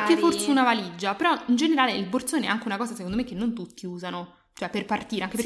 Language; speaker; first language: Italian; native; Italian